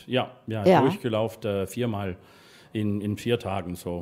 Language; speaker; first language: German; non-native, learner; English